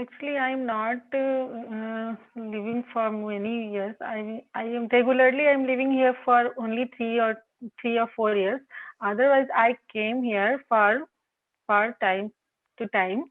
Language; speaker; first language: English; non-native, local second language; Hindi